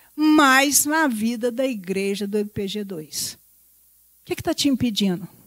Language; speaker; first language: Portuguese; native; Portuguese